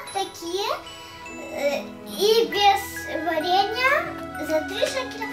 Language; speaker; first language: Russian; early bilingual, heritage; Russian